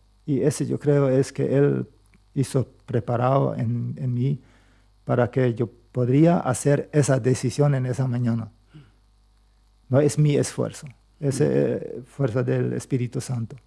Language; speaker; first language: Spanish; non-native, local second language; Plautdietsch